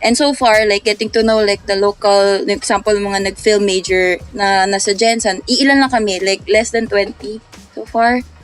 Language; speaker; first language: Filipino; non-native, local second language; Cebuano